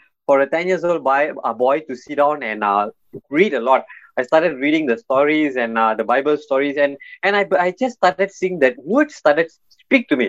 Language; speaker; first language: English; non-native, local second language; Tamil